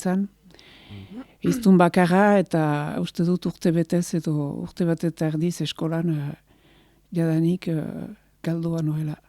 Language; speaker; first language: Basque; native; Basque